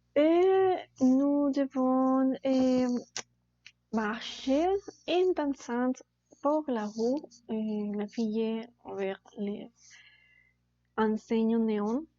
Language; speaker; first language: French; non-native, learner; Spanish